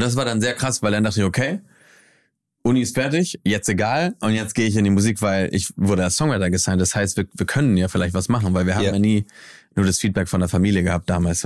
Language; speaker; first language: German; early bilingual, heritage; German